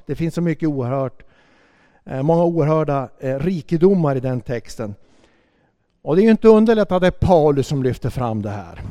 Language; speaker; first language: Swedish; native; Swedish